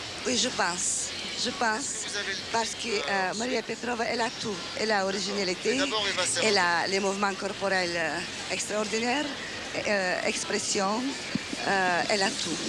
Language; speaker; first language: French; non-native, fluent; Bulgarian